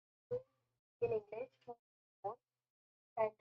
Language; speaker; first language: English; non-native, learner; Hindi